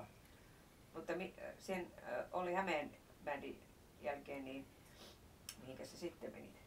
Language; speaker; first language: Finnish; native; Finnish